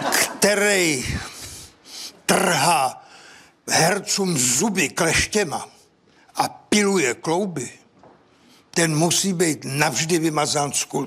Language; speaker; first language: Czech; native; Czech